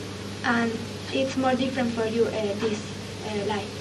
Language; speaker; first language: English; non-native, learner; Spanish